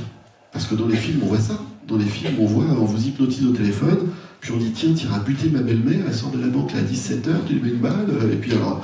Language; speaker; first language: French; native; French